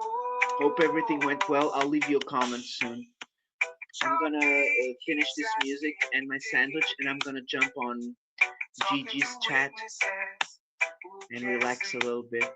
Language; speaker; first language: English; non-native, fluent; Portuguese